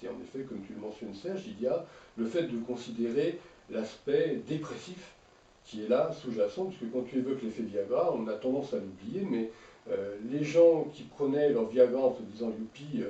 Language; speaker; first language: French; native; French